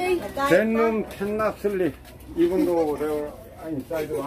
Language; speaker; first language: English; non-native, learner; Korean